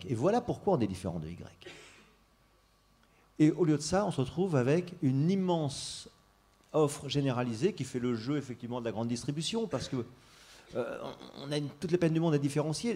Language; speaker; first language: French; native; French